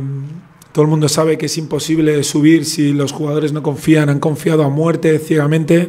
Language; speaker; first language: Spanish; native; Spanish